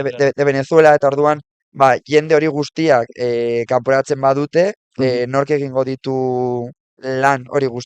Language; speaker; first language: Basque; non-native, local second language; Spanish